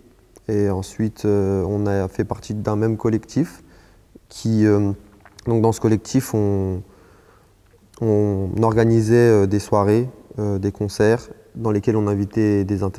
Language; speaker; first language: French; native; French